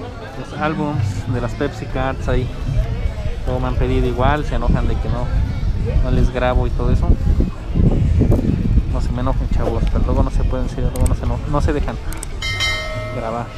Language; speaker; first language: Spanish; native; Spanish